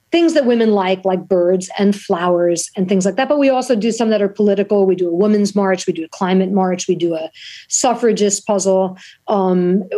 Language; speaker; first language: English; native; English